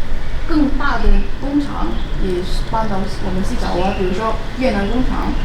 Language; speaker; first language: Chinese; non-native, fluent; Indonesian